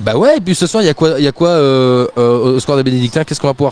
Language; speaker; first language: French; native; French